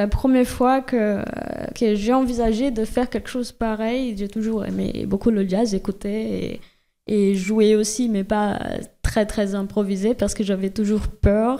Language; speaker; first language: French; non-native, fluent; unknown